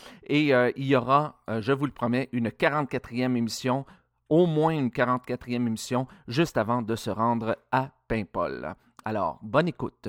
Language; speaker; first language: French; native; French